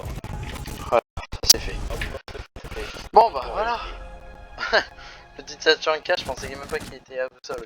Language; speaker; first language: French; native; French